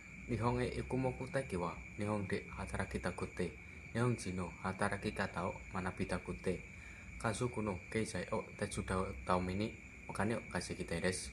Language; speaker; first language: Japanese; non-native, learner; Indonesian